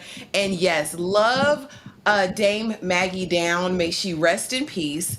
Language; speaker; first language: English; native; English